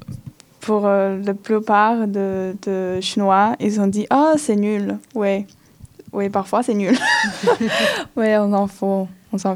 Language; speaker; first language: French; non-native, fluent; Chinese